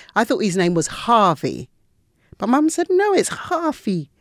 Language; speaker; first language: English; native; English